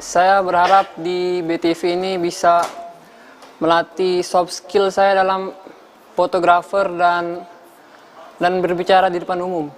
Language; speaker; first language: Indonesian; native; Indonesian